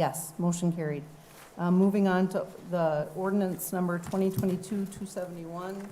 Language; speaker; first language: English; native; English